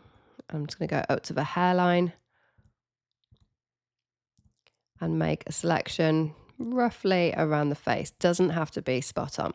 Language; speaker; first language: English; native; English